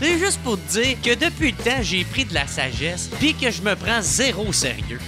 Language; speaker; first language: French; native; French